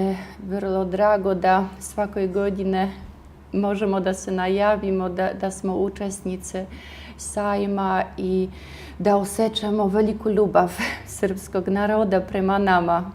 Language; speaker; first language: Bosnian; non-native, fluent; Russian